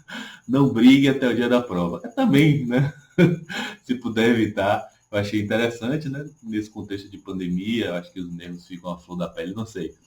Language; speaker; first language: Portuguese; native; Portuguese